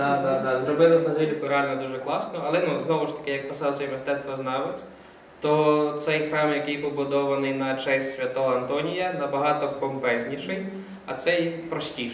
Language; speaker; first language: Ukrainian; native; Ukrainian